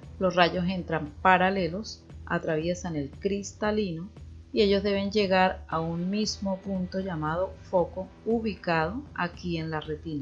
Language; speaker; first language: Spanish; native; Spanish